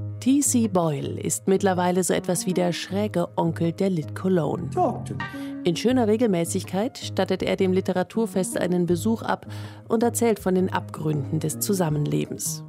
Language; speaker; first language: German; native; German